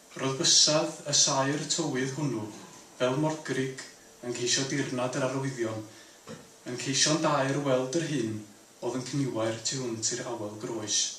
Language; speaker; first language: Welsh; native; Welsh